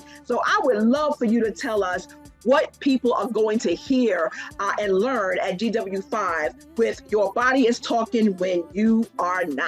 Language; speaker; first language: English; native; English